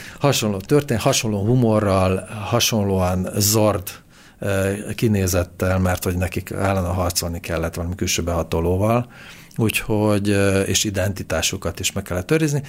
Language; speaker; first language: Hungarian; native; Hungarian